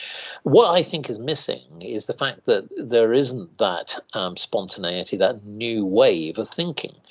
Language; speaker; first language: English; native; English